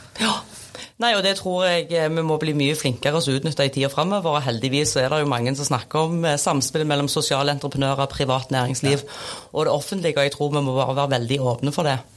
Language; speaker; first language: Norwegian; native; Norwegian